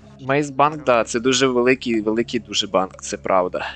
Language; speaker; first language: Ukrainian; native; Ukrainian